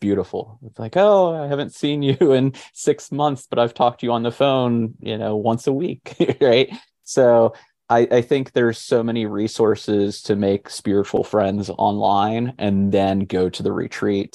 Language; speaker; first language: English; native; English